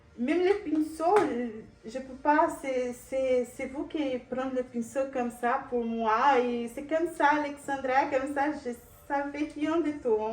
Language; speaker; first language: French; non-native, learner; Portuguese